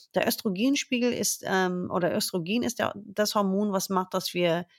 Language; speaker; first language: German; non-native, fluent; English